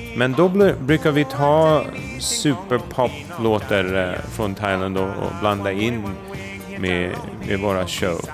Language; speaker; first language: Swedish; native; Swedish